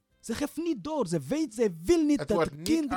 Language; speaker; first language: Dutch; non-native, learner; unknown